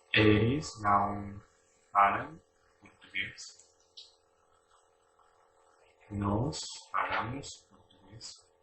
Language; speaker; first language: Portuguese; non-native, learner; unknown